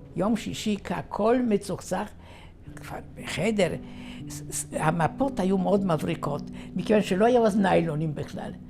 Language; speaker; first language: Hebrew; non-native, fluent; Yiddish